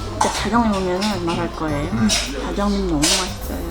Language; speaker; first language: Korean; non-native, learner; Filipino